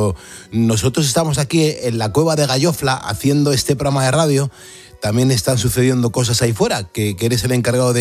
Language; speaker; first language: Spanish; native; Spanish